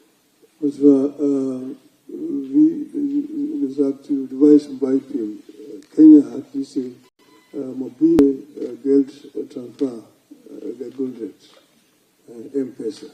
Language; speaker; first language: German; non-native, fluent; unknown